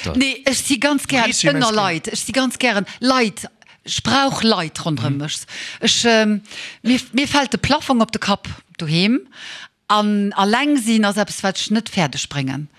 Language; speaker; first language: Luxembourgish; early bilingual, heritage; Luxembourgish